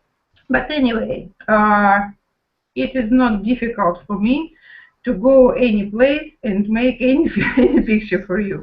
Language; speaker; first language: English; non-native, learner; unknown